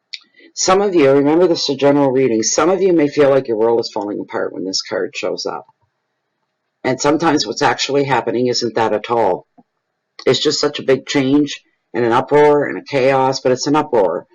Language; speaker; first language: English; native; English